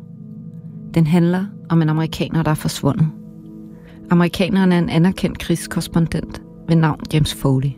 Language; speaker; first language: Danish; native; Danish